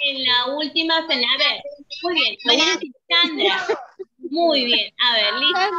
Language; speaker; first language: Spanish; native; Spanish